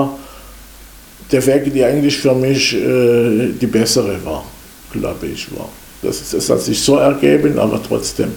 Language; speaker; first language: German; non-native, fluent; Hebrew